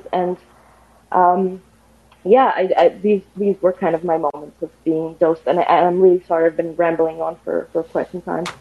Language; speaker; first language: English; non-native, fluent; Arabic